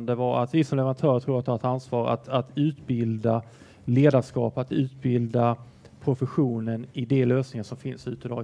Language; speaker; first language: Swedish; native; Swedish